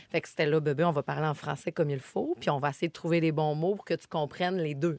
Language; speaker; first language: French; native; French